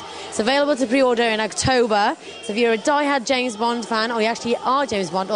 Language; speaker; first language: English; native; English